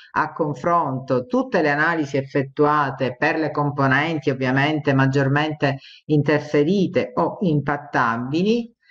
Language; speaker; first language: Italian; native; Italian